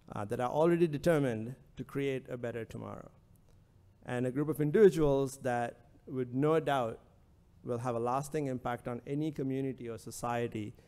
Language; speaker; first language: English; non-native, local second language; Sinhala